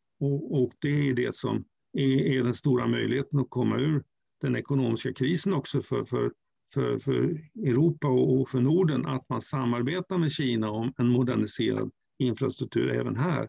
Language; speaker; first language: Swedish; native; Swedish